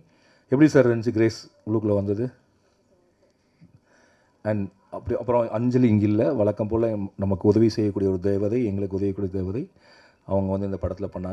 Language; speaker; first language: Tamil; native; Tamil